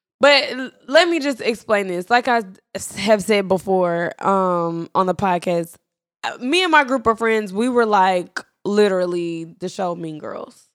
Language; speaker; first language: English; native; English